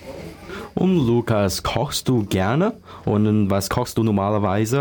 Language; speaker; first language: German; non-native, learner; Chinese